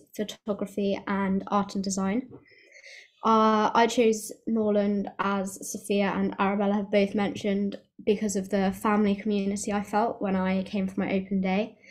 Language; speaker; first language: English; native; English